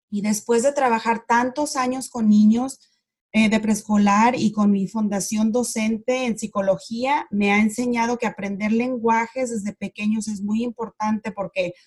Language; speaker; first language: Spanish; native; Spanish